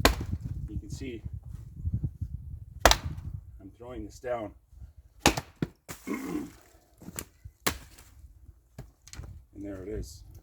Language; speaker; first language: English; native; English